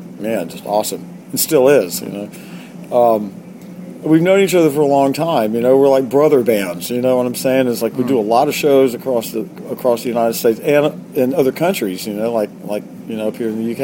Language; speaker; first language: English; native; English